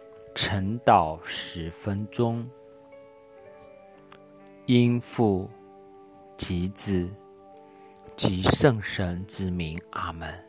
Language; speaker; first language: Chinese; native; Chinese